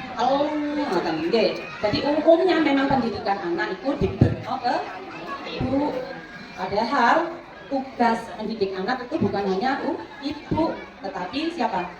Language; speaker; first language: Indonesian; non-native, local second language; Madurese